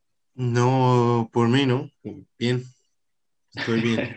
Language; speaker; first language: Spanish; non-native, fluent; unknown